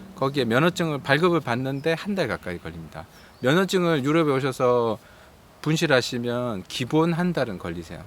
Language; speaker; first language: Korean; native; Korean